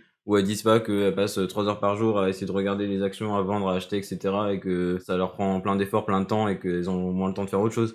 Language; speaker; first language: French; native; French